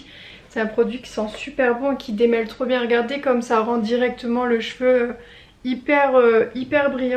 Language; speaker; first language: French; native; French